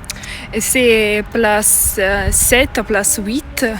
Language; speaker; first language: French; non-native, learner; Russian